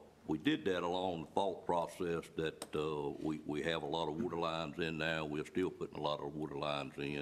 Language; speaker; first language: English; native; English